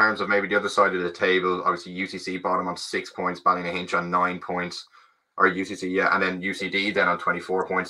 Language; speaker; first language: English; native; English